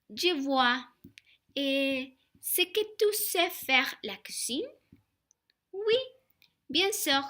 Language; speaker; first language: French; non-native, learner; Spanish